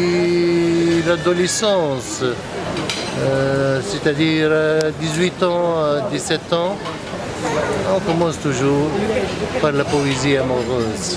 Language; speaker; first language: French; non-native, local second language; Arabic